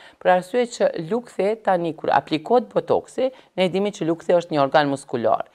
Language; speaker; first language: Albanian; native; Albanian